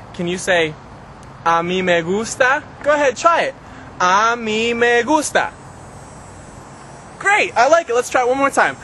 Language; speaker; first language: English; native; English